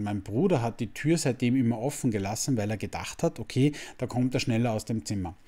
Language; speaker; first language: German; native; German